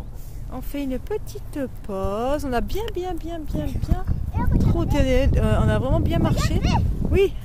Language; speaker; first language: French; native; French